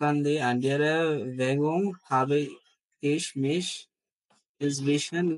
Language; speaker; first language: German; non-native, learner; Bangla